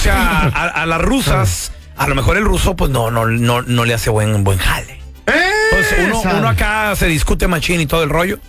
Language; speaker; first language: Spanish; native; Spanish